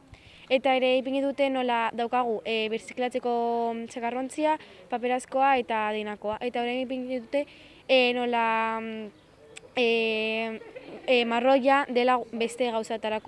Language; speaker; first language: Basque; non-native, local second language; Spanish